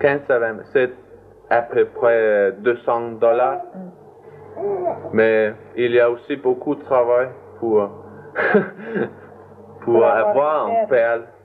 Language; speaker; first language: French; non-native, learner; Danish